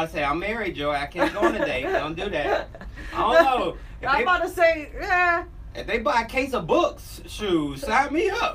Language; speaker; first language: English; native; English